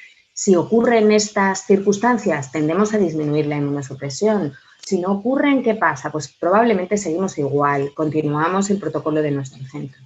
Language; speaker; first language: Spanish; native; Spanish